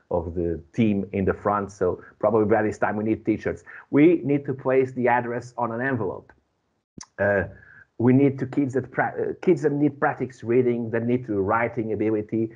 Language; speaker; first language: English; non-native, fluent; Portuguese